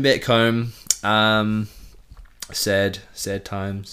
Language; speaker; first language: English; native; English